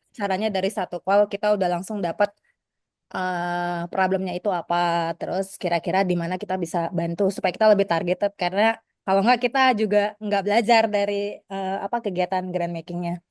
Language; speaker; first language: Indonesian; native; Indonesian